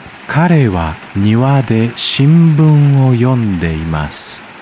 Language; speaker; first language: Japanese; non-native, learner; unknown